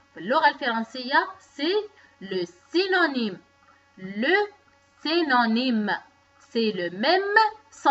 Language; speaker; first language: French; non-native, local second language; Arabic